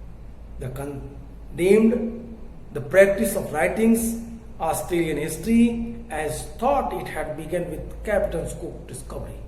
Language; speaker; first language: English; non-native, local second language; Hindi